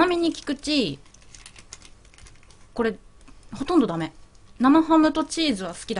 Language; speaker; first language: Japanese; native; Japanese